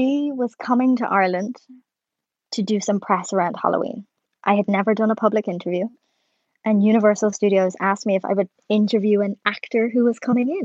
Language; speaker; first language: English; native; English